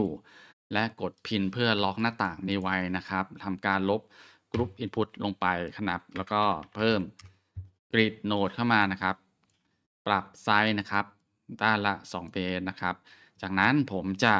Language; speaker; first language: Thai; native; Thai